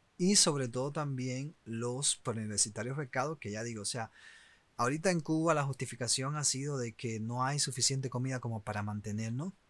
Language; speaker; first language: Spanish; native; Spanish